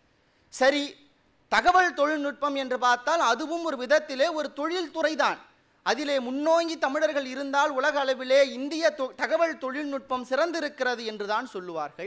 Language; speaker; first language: Tamil; native; Tamil